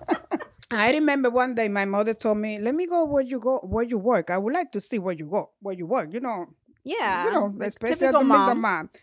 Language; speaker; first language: English; non-native, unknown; Spanish